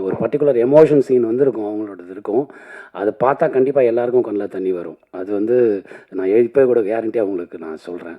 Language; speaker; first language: Tamil; native; Tamil